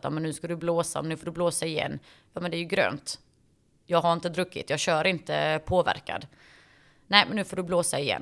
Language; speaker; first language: Swedish; early bilingual, other home language; Bosnian